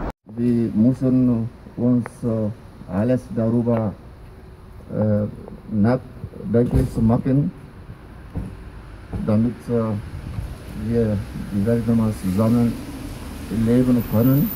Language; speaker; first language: German; non-native, learner; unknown